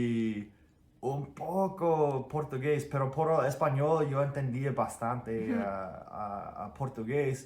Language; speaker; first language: Spanish; non-native, fluent; English